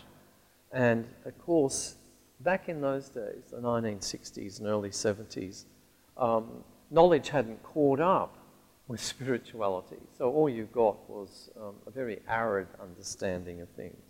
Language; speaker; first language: English; native; English